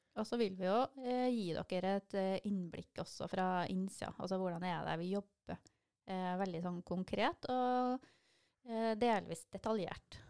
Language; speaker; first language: Norwegian; native; Norwegian